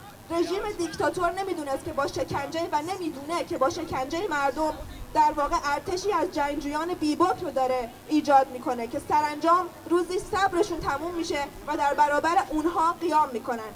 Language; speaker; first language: Persian; native; Persian